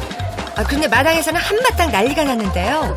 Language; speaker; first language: Korean; native; Korean